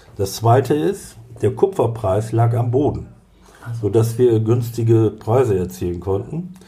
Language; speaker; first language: German; native; German